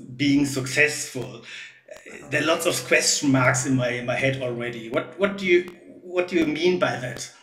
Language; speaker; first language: English; non-native, fluent; German